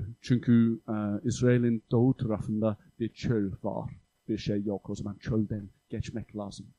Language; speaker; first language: Turkish; non-native, fluent; English